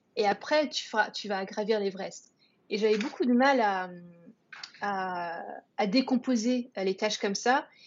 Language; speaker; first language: French; native; French